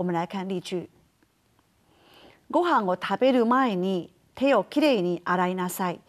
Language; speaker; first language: Japanese; non-native, fluent; Chinese